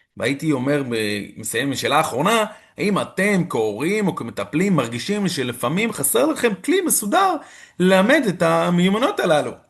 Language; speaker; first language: Hebrew; non-native, fluent; English